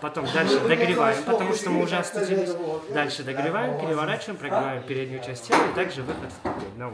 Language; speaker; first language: Russian; native; Russian